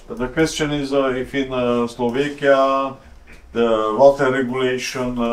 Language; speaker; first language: English; non-native, learner; Hungarian